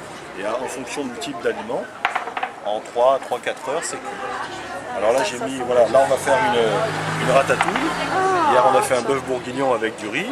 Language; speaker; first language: French; native; French